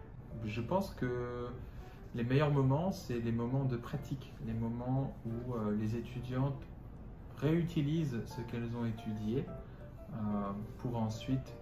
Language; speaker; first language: French; non-native, fluent; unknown